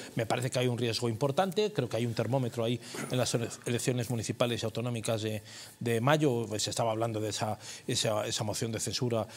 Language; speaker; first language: Spanish; native; Spanish